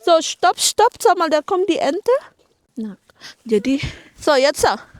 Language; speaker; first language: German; non-native, fluent; Indonesian